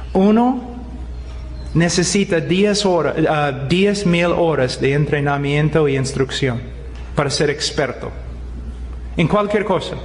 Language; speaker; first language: Spanish; non-native, fluent; English